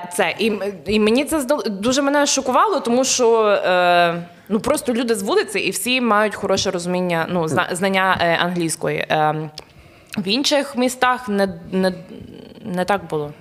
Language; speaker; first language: Ukrainian; native; Ukrainian